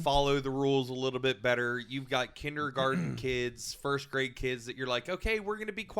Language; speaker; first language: English; native; English